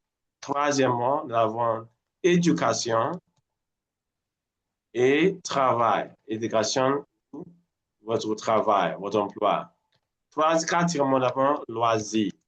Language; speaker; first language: French; non-native, fluent; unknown